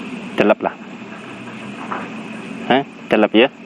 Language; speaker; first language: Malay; non-native, local second language; Madurese